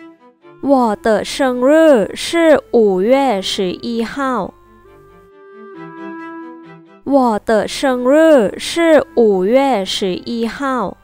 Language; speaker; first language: Chinese; non-native, fluent; Thai